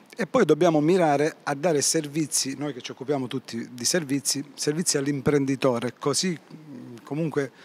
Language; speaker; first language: Italian; native; Italian